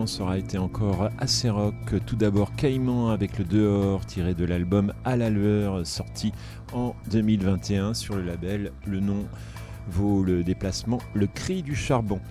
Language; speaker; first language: French; native; French